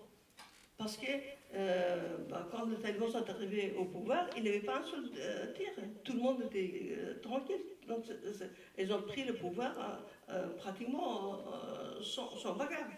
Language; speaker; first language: French; non-native, fluent; Persian